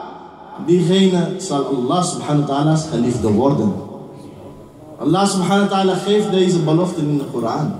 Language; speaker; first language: Dutch; early bilingual, heritage; Urdu